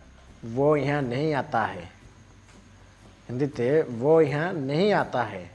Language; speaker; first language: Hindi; non-native, local second language; Bangla